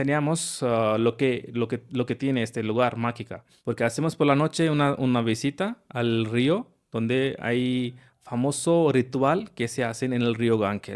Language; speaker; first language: Spanish; non-native, learner; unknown